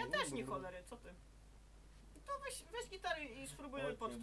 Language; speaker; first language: Polish; native; Polish